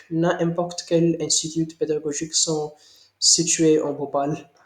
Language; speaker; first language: French; non-native, learner; Hindi